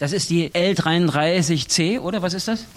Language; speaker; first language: German; native; German